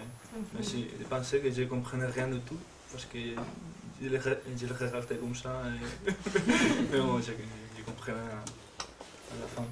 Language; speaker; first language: French; non-native, fluent; Spanish